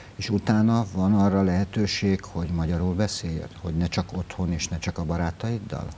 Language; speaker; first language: Hungarian; native; Hungarian